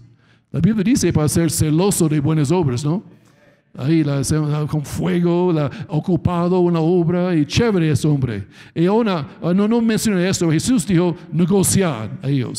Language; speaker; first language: Spanish; non-native, fluent; English